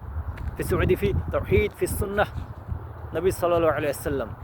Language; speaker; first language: Arabic; non-native, learner; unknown